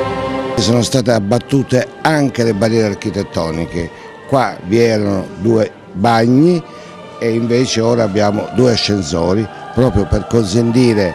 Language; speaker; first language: Italian; native; Italian